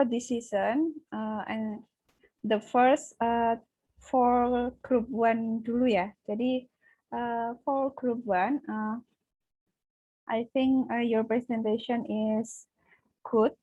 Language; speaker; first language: English; non-native, learner; Indonesian